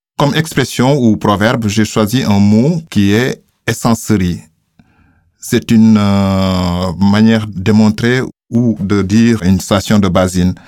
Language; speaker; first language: French; non-native, local second language; Wolof